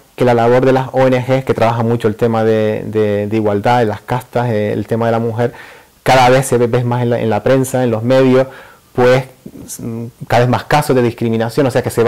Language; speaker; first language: Spanish; native; Spanish